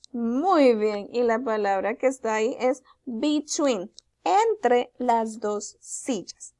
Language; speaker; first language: Spanish; native; Spanish